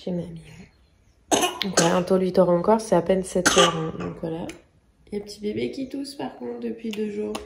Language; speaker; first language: French; native; French